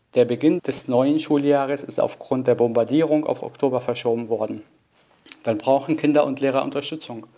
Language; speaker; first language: German; non-native, fluent; Arabic